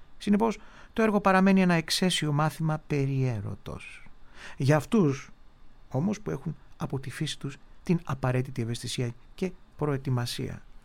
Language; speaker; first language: Greek; native; Greek